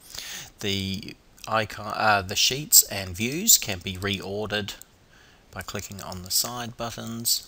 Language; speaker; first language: English; native; English